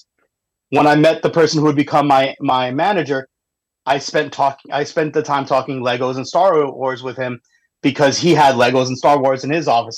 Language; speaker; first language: English; native; English